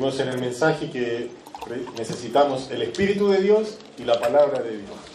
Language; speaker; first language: Spanish; native; Spanish